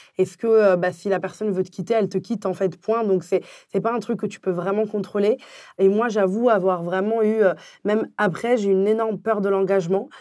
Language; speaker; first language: French; early bilingual, other home language; Arabic